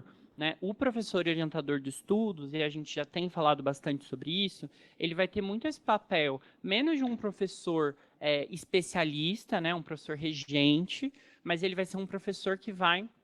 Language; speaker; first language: Portuguese; native; Portuguese